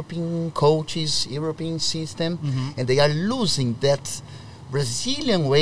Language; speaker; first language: English; non-native, learner; Portuguese